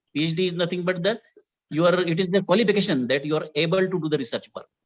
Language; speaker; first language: English; non-native, local second language; Marathi